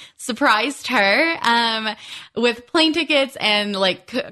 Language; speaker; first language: English; native; English